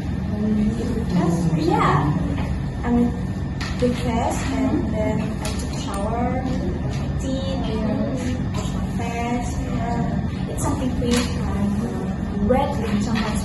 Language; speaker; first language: English; non-native, learner; Indonesian